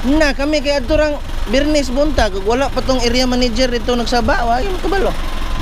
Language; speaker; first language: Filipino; non-native, local second language; Cebuano